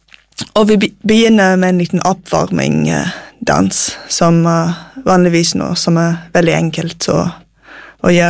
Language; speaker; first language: Norwegian; non-native, fluent; English